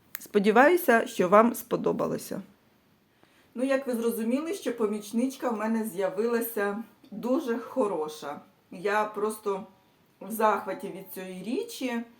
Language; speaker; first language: Ukrainian; native; Ukrainian